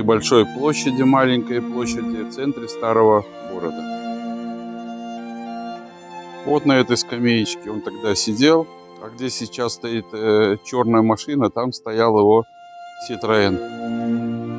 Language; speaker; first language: Russian; native; Russian